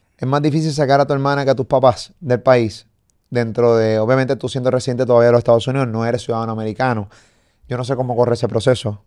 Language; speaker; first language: Spanish; native; Spanish